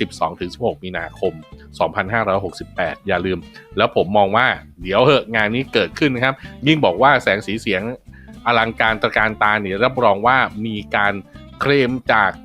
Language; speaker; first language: Thai; native; Thai